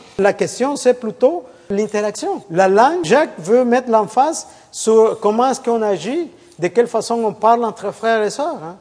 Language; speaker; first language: French; non-native, fluent; Spanish